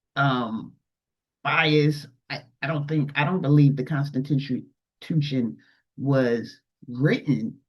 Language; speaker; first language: English; native; English